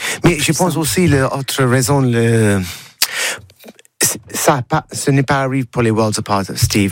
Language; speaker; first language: French; non-native, learner; English